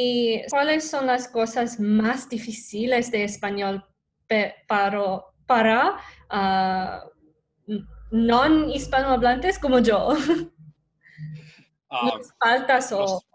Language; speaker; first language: Spanish; non-native, learner; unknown